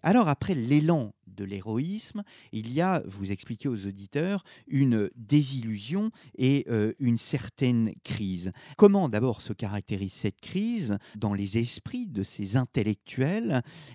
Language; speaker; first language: French; native; French